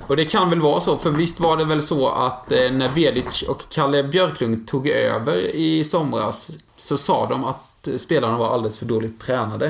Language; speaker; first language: Swedish; native; Swedish